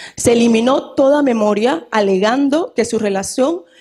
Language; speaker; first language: Spanish; native; Spanish